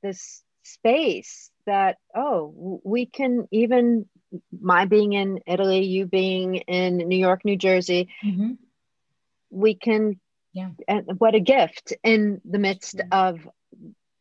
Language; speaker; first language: English; native; English